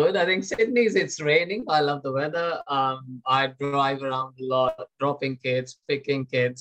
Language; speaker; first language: English; non-native, local second language; Hindi